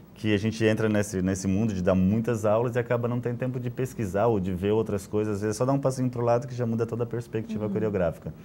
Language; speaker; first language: Portuguese; native; Portuguese